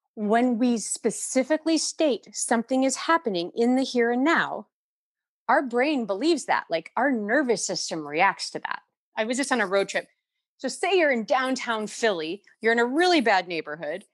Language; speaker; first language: English; native; English